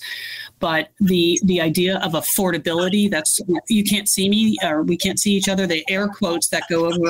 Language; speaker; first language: English; native; English